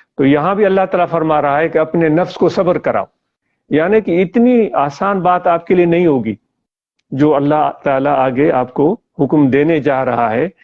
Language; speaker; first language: Urdu; non-native, local second language; Sindhi